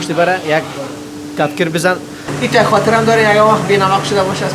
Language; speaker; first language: Persian; native; Persian